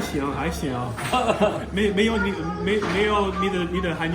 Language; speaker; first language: Chinese; non-native, learner; English